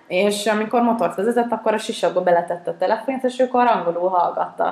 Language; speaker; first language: Hungarian; native; Hungarian